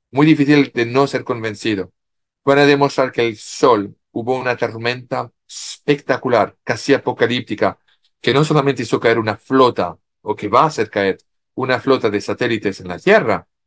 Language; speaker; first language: Spanish; non-native, fluent; French